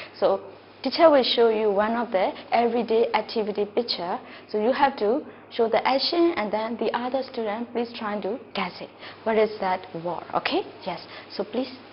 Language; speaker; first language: English; non-native, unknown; Burmese